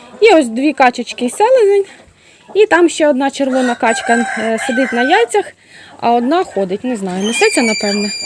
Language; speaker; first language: Ukrainian; non-native, local second language; Russian